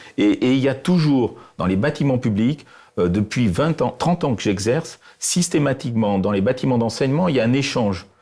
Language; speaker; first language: French; native; French